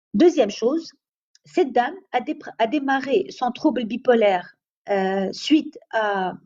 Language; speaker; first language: French; non-native, local second language; Arabic